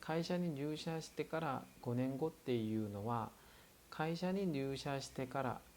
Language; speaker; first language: Japanese; non-native, fluent; Korean